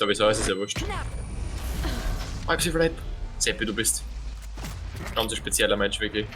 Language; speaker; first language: German; native; German